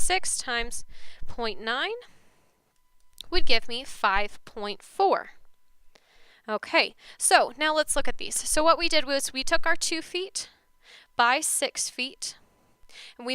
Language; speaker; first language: English; native; English